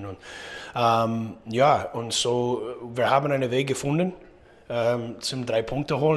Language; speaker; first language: German; non-native, fluent; English